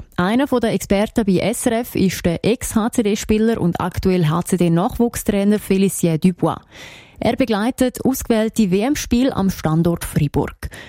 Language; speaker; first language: German; native; German